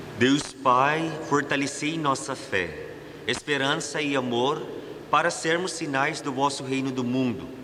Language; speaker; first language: Portuguese; non-native, fluent; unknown